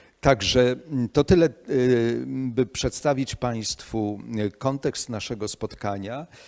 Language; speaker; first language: Polish; native; Polish